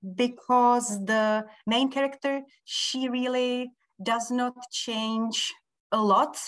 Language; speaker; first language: English; non-native, fluent; Czech